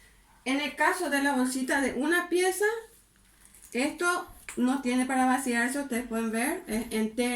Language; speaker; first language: Spanish; native; Spanish